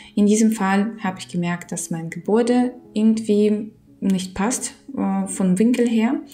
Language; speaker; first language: German; non-native, fluent; Ukrainian